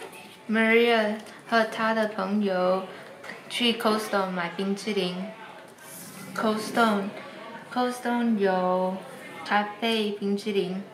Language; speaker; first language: Chinese; non-native, learner; English